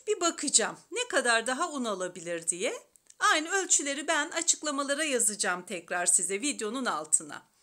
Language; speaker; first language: Turkish; native; Turkish